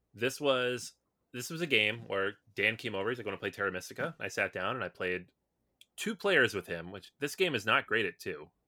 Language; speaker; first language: English; native; English